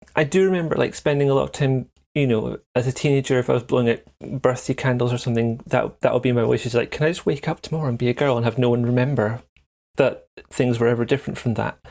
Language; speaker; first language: English; native; English